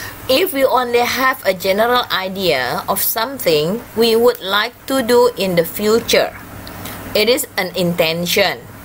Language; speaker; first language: English; non-native, learner; Indonesian